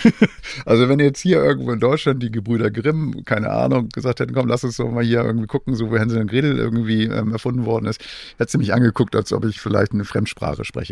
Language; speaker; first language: German; native; German